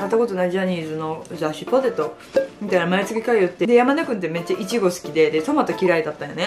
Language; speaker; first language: Japanese; native; Japanese